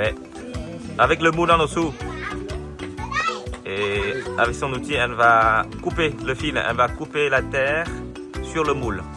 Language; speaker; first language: French; non-native, fluent; Vietnamese